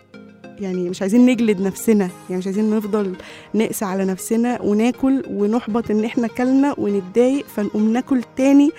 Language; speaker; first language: Arabic; native; Arabic